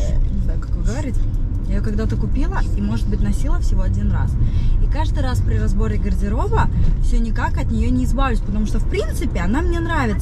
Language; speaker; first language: Russian; native; Russian